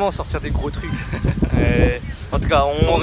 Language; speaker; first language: French; native; French